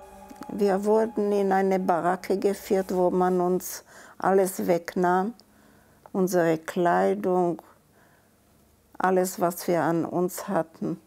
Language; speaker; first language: German; non-native, fluent; Czech